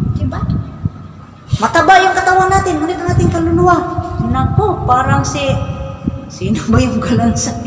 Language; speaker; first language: Filipino; non-native, local second language; Cebuano